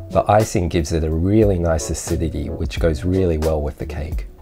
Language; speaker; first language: English; early bilingual, other home language; Japanese